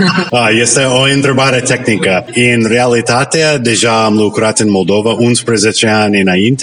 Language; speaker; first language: Romanian; non-native, learner; English